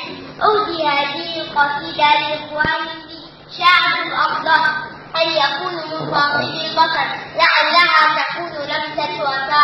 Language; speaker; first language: Arabic; native; Arabic